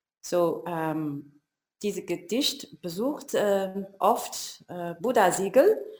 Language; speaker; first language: German; non-native, learner; Chinese